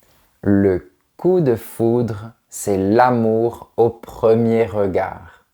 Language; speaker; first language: French; native; French